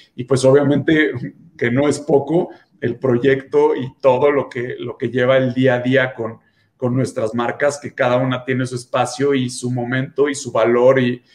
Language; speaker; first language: Spanish; native; Spanish